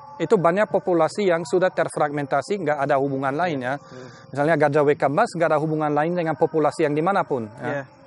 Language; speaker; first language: Indonesian; non-native, fluent; German